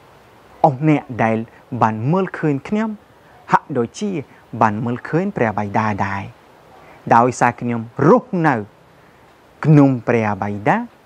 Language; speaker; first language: Khmer; non-native, fluent; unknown